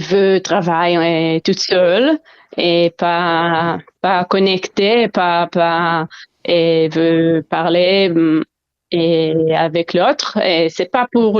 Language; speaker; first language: French; non-native, learner; Hebrew